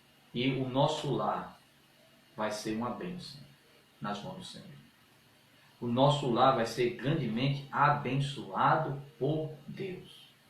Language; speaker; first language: Portuguese; native; Portuguese